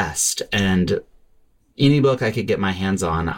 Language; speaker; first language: English; native; English